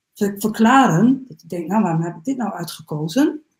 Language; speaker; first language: Dutch; native; Dutch